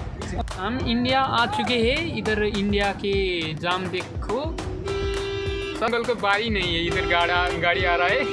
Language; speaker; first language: Hindi; non-native, learner; Nepali